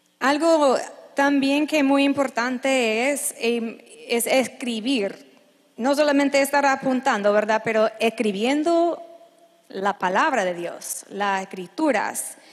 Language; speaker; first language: Spanish; non-native, fluent; English